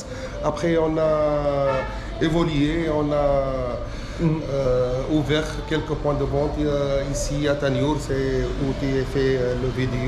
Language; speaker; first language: French; non-native, local second language; Arabic